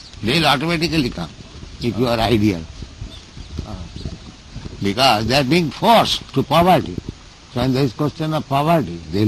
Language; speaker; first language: English; non-native, local second language; Bangla